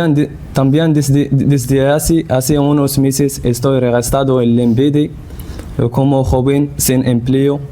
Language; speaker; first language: Spanish; non-native, learner; Central Atlas Tamazight